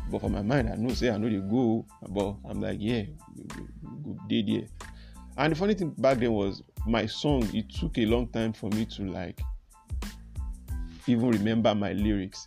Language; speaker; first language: English; non-native, local second language; Yoruba